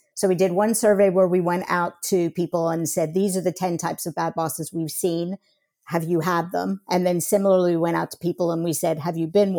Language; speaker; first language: English; native; English